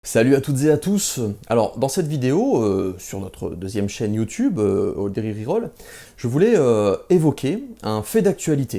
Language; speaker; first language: French; native; French